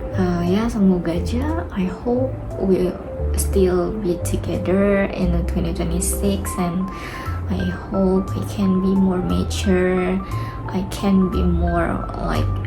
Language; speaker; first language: English; non-native, learner; Indonesian